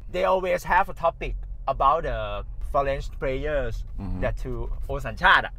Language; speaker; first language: English; non-native, learner; Thai